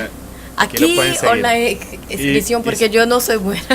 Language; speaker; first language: Spanish; non-native, learner; Portuguese